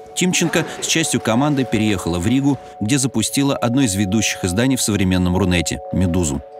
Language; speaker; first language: Russian; native; Russian